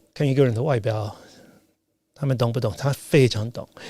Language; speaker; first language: Chinese; non-native, fluent; English